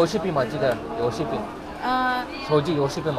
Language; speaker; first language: Chinese; non-native, learner; Amharic